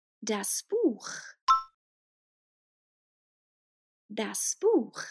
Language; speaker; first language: German; non-native, fluent; Portuguese